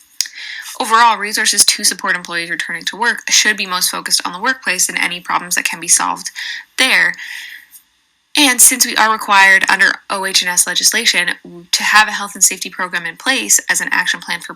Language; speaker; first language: English; native; English